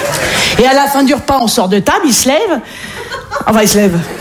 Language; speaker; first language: French; native; French